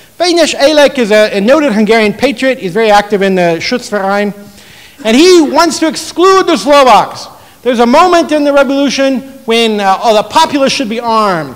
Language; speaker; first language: English; native; English